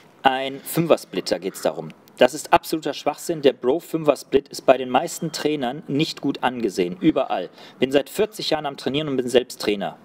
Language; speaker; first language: German; native; German